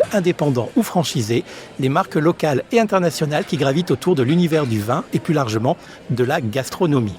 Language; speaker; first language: French; native; French